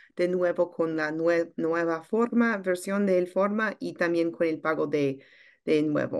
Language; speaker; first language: Spanish; non-native, learner; English